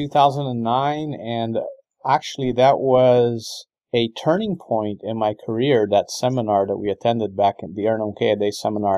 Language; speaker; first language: English; non-native, fluent; Portuguese